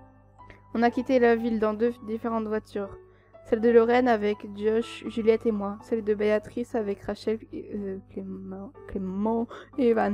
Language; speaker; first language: French; native; French